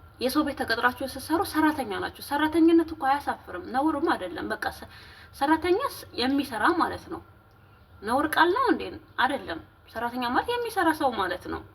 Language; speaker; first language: Amharic; native; Amharic